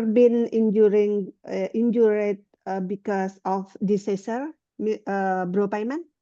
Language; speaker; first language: English; non-native, learner; Indonesian